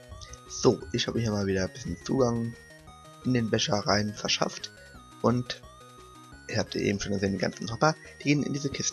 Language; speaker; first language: German; native; German